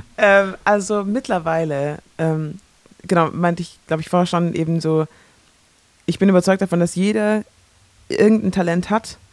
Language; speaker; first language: German; early bilingual, other home language; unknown